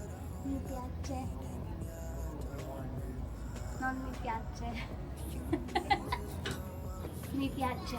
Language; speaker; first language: Italian; non-native, learner; Filipino